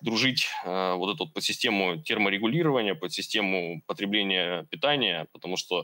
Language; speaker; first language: Russian; native; Russian